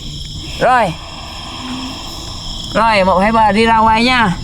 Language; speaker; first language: Vietnamese; non-native, learner; Indonesian